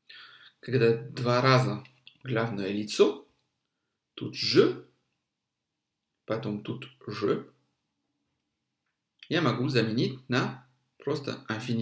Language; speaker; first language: Russian; non-native, fluent; French